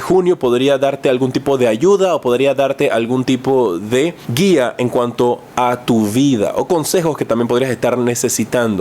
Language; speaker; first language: Spanish; native; Spanish